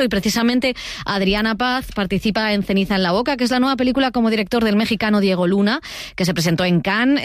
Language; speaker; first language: Spanish; native; Spanish